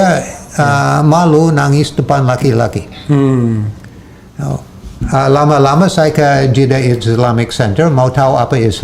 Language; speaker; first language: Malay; non-native, fluent; English